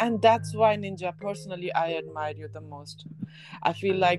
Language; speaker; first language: English; non-native, local second language; Hindi